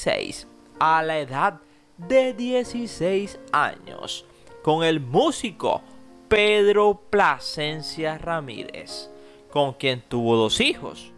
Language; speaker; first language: Spanish; native; Spanish